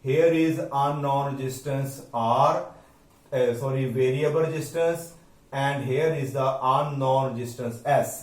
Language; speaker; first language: English; non-native, local second language; Punjabi